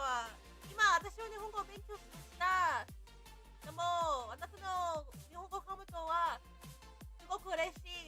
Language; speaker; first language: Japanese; non-native, learner; English